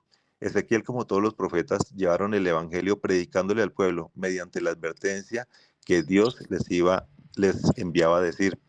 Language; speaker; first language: Spanish; native; Spanish